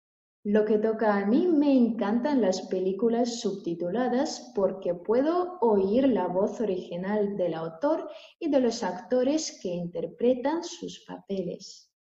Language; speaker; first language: Spanish; non-native, fluent; Russian